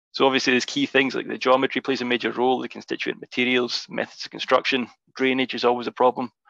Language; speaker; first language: English; native; English